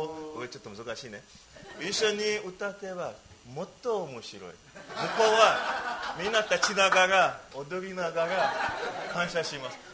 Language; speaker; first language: Japanese; non-native, learner; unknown